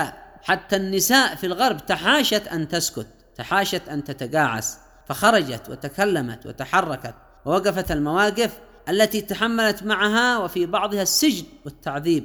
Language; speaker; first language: Arabic; native; Arabic